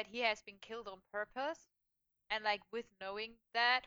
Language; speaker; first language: English; non-native, fluent; German